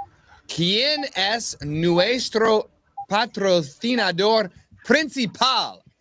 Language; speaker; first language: Spanish; non-native, learner; English